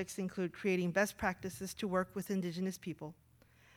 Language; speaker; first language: English; native; English